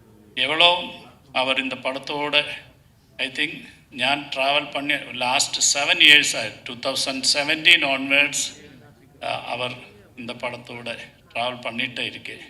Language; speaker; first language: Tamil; non-native, learner; Malayalam